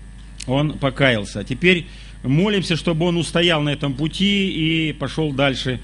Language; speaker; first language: Russian; native; Russian